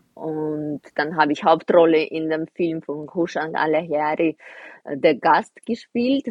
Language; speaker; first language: German; non-native, fluent; Russian